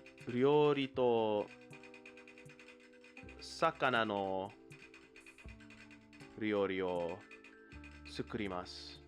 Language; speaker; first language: Japanese; non-native, learner; English